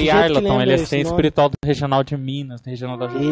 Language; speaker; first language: Portuguese; native; Portuguese